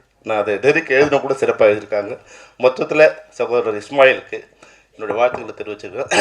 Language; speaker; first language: Tamil; native; Tamil